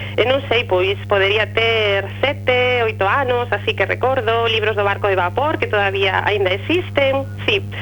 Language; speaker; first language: Galician; non-native, local second language; Spanish